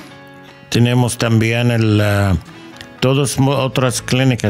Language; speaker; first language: Spanish; non-native, learner; English